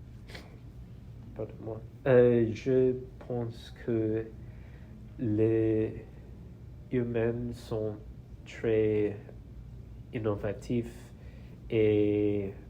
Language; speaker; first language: French; non-native, learner; English